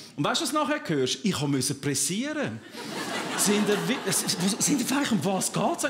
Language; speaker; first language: German; native; German